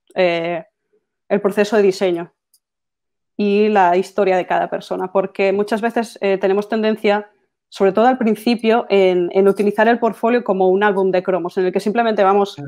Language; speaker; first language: Spanish; native; Spanish